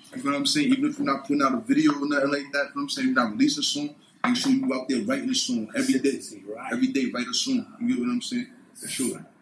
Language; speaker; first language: English; native; English